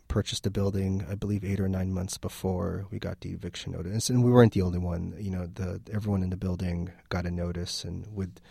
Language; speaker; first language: English; early bilingual, other home language; Armenian